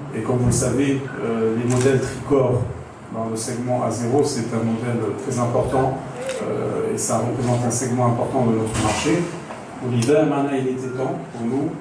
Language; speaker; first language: French; non-native, local second language; Arabic